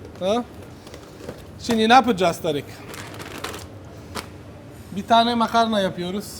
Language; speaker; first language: Turkish; non-native, learner; Italian